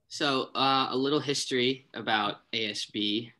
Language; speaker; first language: English; native; English